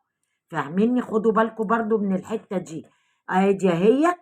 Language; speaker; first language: Arabic; native; Arabic